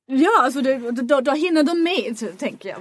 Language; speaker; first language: Swedish; non-native, fluent; German